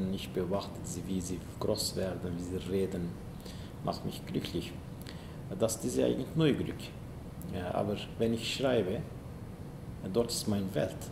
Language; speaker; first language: German; non-native, learner; Zaza